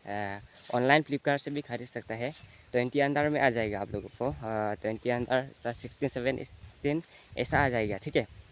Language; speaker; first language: Hindi; non-native, local second language; Karbi